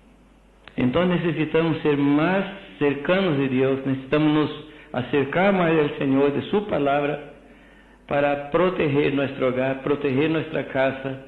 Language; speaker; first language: Spanish; non-native, fluent; Portuguese